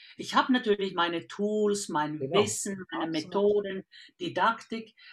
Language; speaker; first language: German; non-native, fluent; Finnish